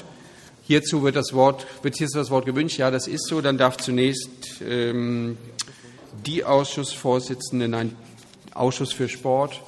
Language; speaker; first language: German; native; German